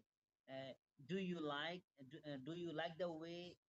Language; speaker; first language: English; non-native, learner; Bangla